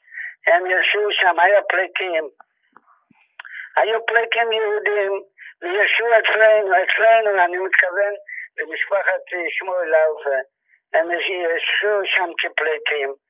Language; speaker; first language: Hebrew; non-native, fluent; Yiddish